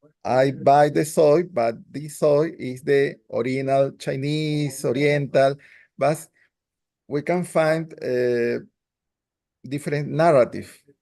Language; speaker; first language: English; non-native, learner; Spanish